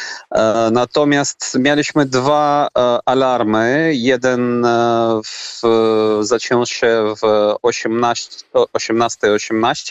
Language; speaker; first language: Polish; non-native, fluent; Ukrainian